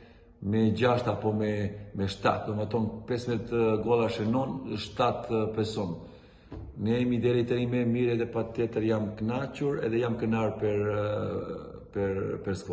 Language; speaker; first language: Albanian; non-native, learner; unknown